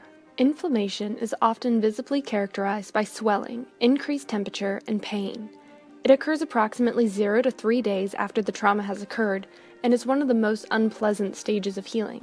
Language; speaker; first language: English; native; English